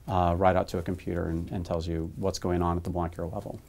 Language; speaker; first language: English; native; English